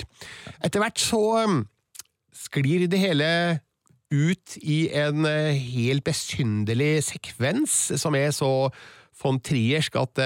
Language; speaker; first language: Norwegian; native; Norwegian